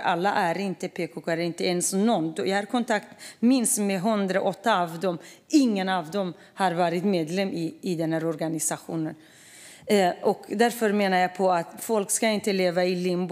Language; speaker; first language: Swedish; non-native, fluent; Kurdish